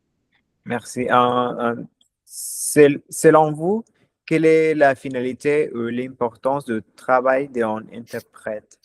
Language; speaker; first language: French; non-native, learner; German